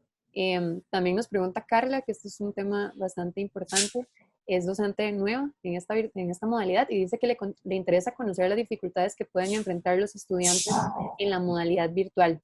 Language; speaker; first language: Spanish; native; Spanish